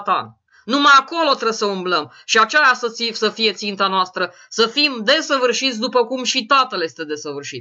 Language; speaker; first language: Romanian; native; Romanian